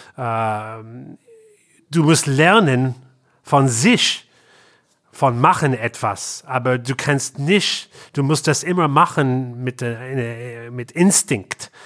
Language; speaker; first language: German; non-native, learner; English